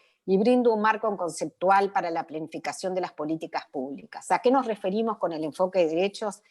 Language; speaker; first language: Spanish; native; Spanish